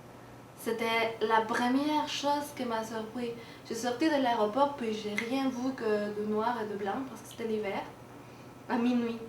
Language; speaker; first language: French; non-native, local second language; Spanish